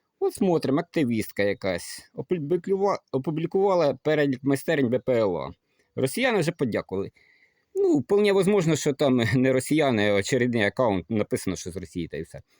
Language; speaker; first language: Ukrainian; non-native, local second language; Russian